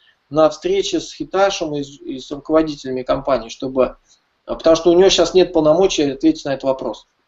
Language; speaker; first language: Russian; native; Russian